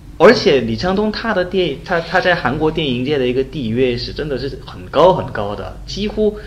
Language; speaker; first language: Chinese; non-native, fluent; Korean